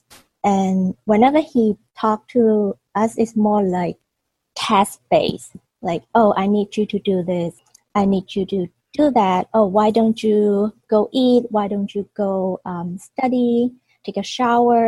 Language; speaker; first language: English; non-native, local second language; Cantonese